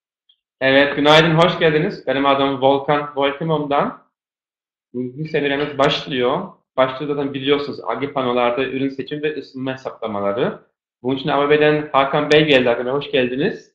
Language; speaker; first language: Turkish; native; Turkish